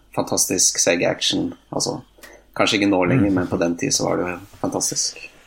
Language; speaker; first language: Norwegian; native; Norwegian